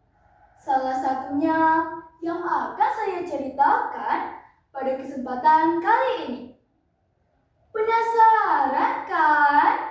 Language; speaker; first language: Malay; non-native, local second language; Balinese